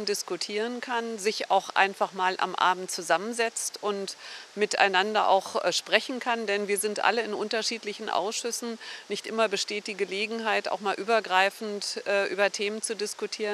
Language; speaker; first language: German; native; German